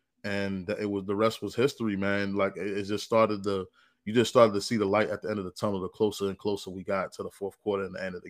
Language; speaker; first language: English; native; English